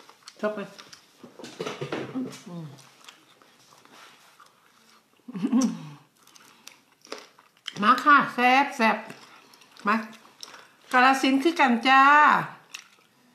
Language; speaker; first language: Thai; native; Thai